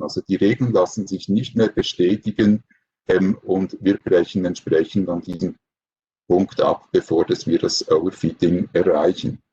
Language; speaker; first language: German; native; German